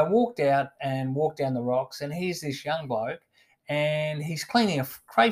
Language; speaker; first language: English; native; English